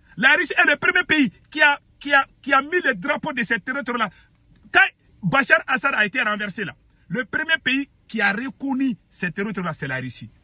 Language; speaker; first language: French; non-native, local second language; Bambara